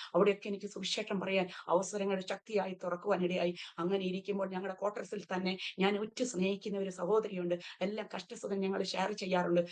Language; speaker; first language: Malayalam; early bilingual, heritage; Malayalam